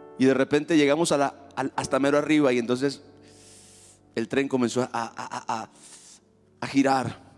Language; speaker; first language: Spanish; native; Spanish